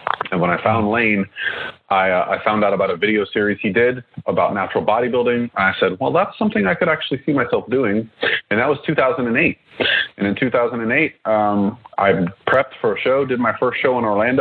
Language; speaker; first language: English; native; English